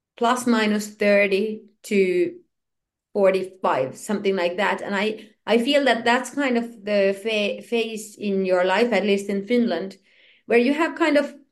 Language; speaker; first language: English; non-native, fluent; Finnish